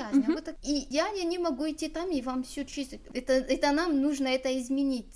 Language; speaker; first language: Russian; non-native, learner; Arabic